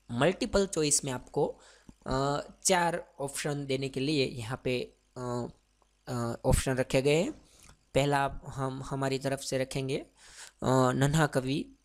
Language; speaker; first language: Hindi; non-native, local second language; Gujarati